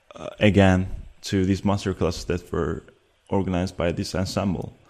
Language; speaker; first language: English; non-native, fluent; Turkish